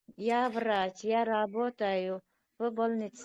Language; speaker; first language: Russian; non-native, learner; Uzbek